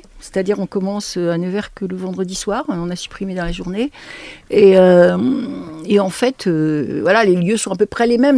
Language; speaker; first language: French; native; French